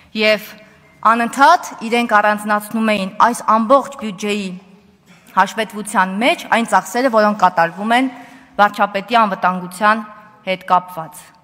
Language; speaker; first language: Armenian; native; Armenian